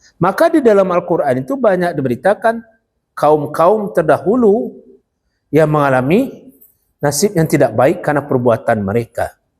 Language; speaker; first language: Malay; non-native, local second language; Minangkabau